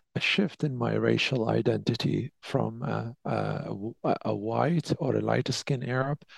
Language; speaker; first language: English; non-native, fluent; Arabic